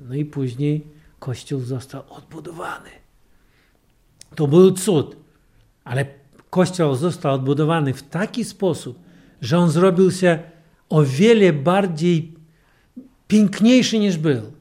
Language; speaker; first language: Polish; non-native, fluent; Russian